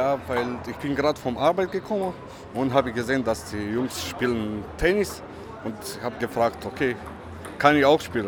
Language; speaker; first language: German; non-native, learner; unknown